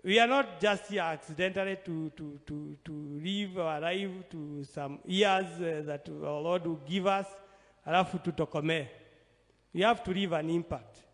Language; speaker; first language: English; non-native, local second language; Swahili